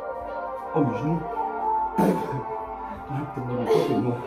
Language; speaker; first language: French; native; French